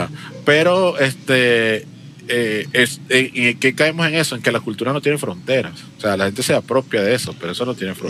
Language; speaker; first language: Spanish; native; Spanish